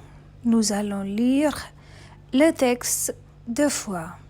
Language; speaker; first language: French; non-native, fluent; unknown